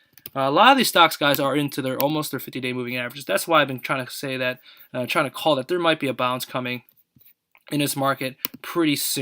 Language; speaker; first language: English; native; English